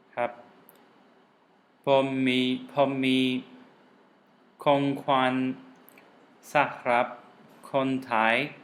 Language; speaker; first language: Thai; non-native, learner; Tamil